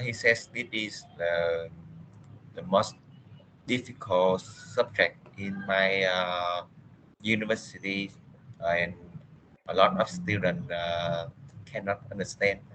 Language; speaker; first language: English; non-native, learner; Vietnamese